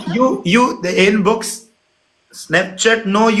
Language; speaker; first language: English; non-native, learner; Pashto